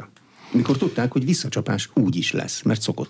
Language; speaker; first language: Hungarian; native; Hungarian